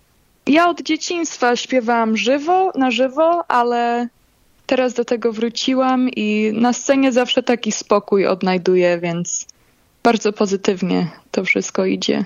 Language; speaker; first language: Polish; early bilingual, heritage; Polish